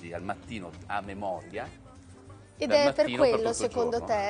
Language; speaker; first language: Italian; native; Italian